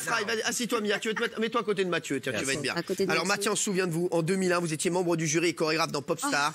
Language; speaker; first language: French; native; French